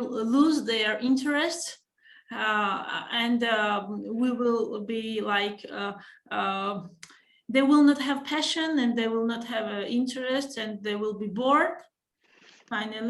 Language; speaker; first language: English; non-native, fluent; Georgian